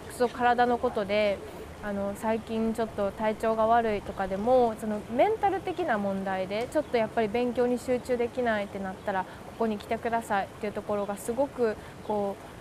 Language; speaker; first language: Japanese; native; Japanese